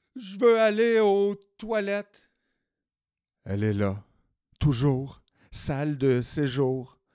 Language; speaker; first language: French; native; French